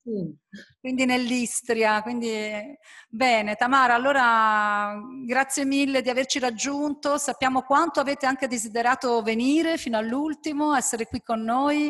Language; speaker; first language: Italian; native; Italian